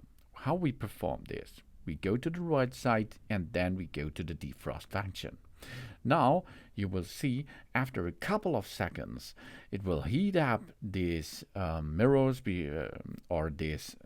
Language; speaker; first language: English; non-native, fluent; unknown